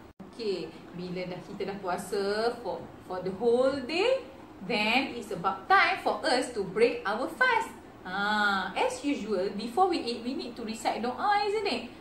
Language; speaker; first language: English; non-native, local second language; Malay